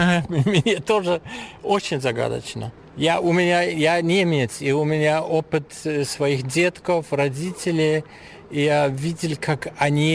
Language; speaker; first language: Russian; non-native, fluent; German